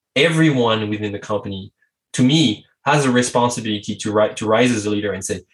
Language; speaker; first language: English; non-native, fluent; French